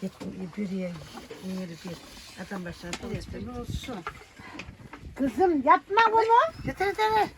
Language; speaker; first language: Turkish; native; Turkish